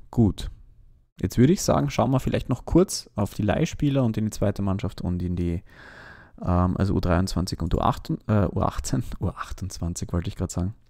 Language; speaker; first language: German; native; German